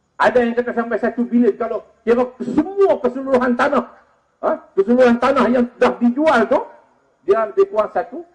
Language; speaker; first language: Malay; native; Malay